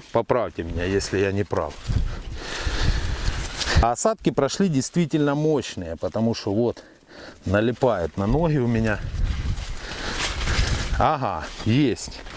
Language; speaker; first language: Russian; native; Russian